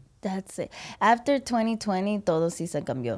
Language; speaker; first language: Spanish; early bilingual, heritage; English